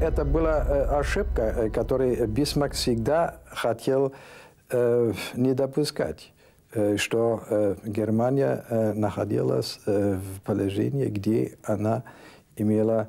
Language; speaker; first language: Russian; non-native, fluent; German